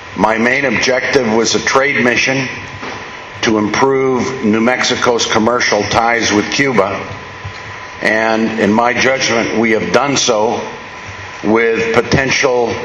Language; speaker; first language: English; early bilingual, other home language; Spanish